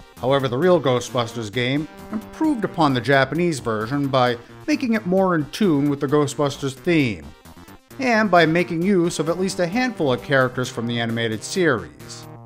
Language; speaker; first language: English; native; English